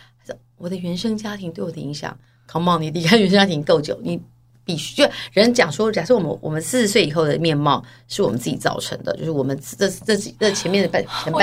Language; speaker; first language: Chinese; native; Chinese